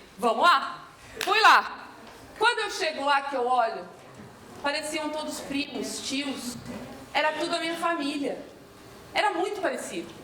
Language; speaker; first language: Portuguese; native; Portuguese